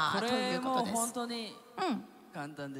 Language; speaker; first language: Japanese; non-native, learner; Korean